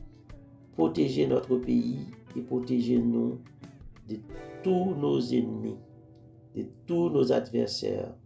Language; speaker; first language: French; non-native, local second language; Haitian Creole